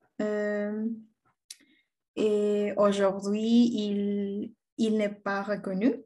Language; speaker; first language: French; non-native, learner; Spanish